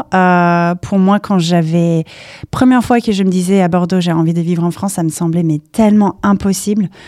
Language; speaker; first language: French; non-native, fluent; English